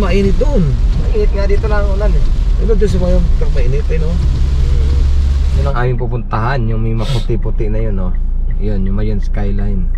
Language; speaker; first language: Filipino; native; Filipino